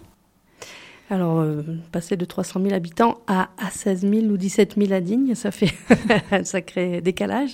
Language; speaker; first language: French; native; French